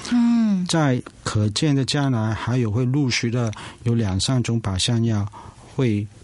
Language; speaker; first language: Chinese; non-native, local second language; Cantonese